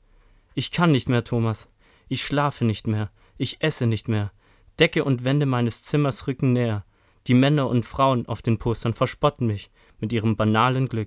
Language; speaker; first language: German; native; German